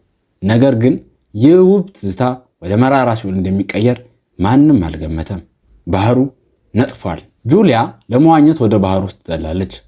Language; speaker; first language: Amharic; native; Amharic